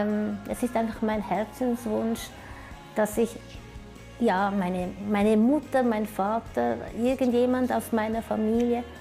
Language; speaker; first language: German; early bilingual, other home language; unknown